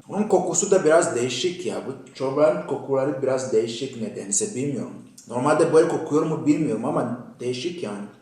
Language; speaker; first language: Turkish; non-native, fluent; Kinyarwanda